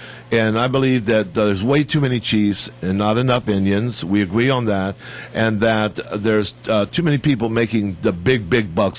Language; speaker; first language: English; native; English